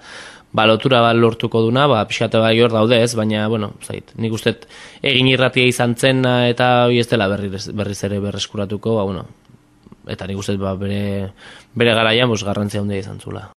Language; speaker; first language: Basque; native; Basque